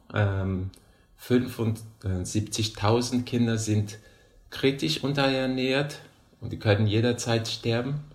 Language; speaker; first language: German; non-native, fluent; Malagasy